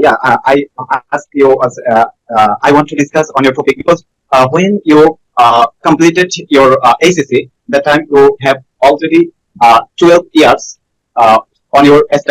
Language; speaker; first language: English; non-native, learner; Bangla